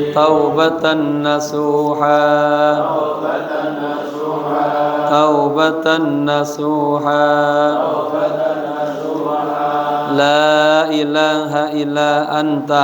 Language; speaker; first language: Arabic; non-native, fluent; Indonesian